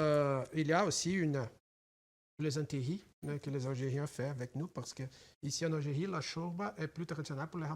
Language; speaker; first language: French; non-native, fluent; Portuguese